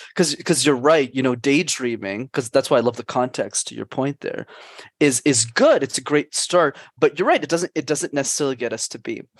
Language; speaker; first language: English; native; English